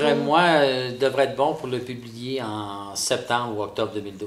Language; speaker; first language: French; native; French